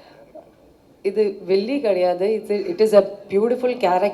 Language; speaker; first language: Tamil; non-native, fluent; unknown